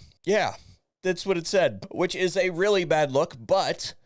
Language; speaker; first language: English; native; English